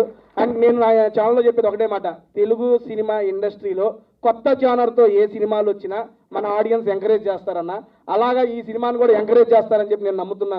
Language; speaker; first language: Telugu; native; Telugu